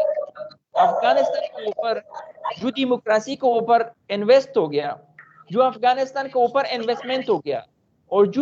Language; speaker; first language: Hindi; non-native, fluent; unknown